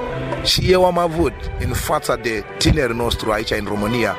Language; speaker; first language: Romanian; non-native, learner; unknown